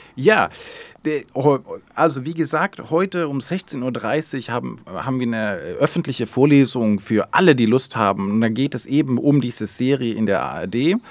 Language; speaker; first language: German; non-native, fluent; Swedish